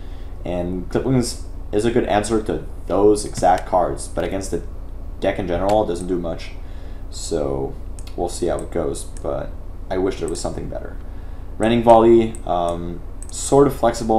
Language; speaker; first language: English; non-native, local second language; French